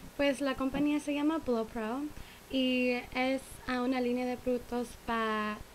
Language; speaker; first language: Spanish; early bilingual, other home language; English